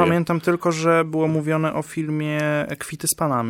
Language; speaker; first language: Polish; native; Polish